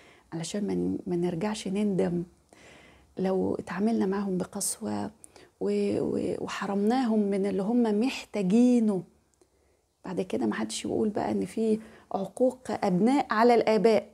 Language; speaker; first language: Arabic; native; Arabic